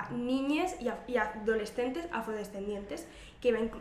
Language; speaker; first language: Spanish; native; Spanish